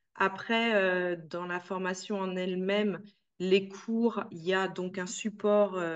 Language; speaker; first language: French; native; French